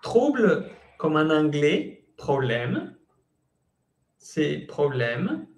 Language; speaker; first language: French; non-native, fluent; Spanish